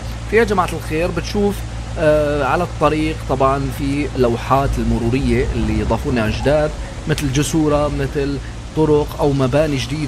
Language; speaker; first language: Arabic; native; Arabic